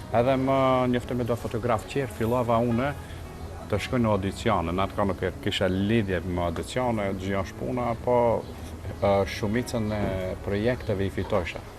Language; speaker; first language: Albanian; native; Albanian